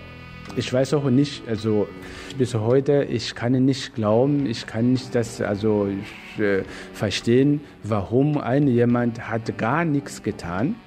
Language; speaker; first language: German; non-native, fluent; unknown